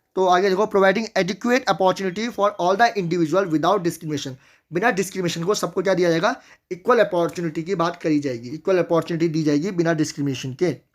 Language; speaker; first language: Hindi; native; Hindi